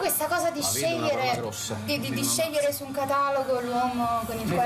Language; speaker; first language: Italian; native; Italian